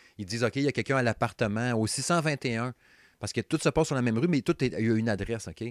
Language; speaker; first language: French; native; French